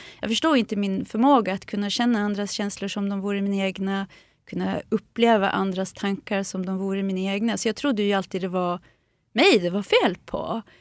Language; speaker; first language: Swedish; early bilingual, other home language; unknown